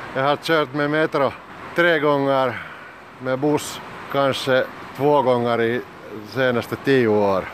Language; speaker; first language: Swedish; non-native, learner; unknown